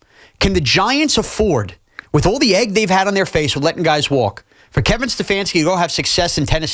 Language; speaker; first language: English; native; English